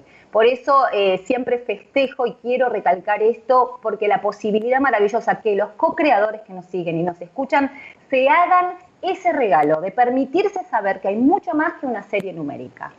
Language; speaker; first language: Spanish; native; Spanish